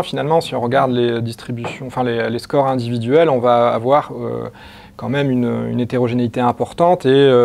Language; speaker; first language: French; native; French